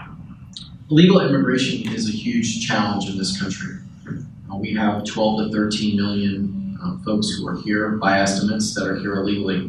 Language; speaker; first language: English; native; English